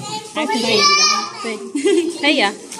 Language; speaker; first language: Chinese; non-native, learner; Urdu